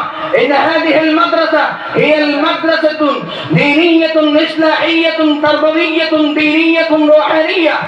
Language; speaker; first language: Arabic; non-native, fluent; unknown